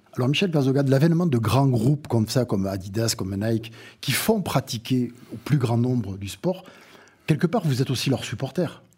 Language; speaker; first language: French; native; French